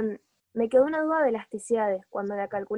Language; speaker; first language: Spanish; native; Spanish